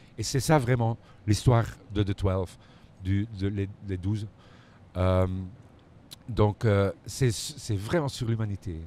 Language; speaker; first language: French; non-native, local second language; Dutch